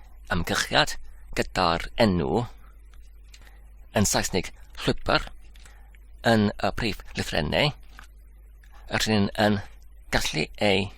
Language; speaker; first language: Welsh; non-native, learner; English